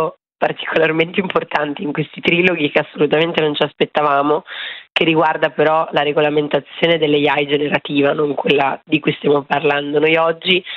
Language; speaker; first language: Italian; native; Italian